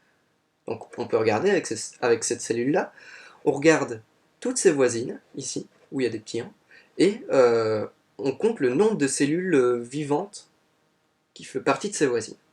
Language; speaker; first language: French; native; French